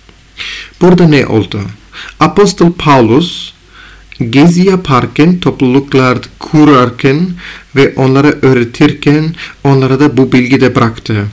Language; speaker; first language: Turkish; non-native, fluent; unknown